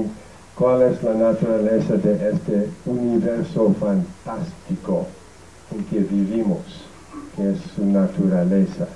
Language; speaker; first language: Spanish; non-native, fluent; English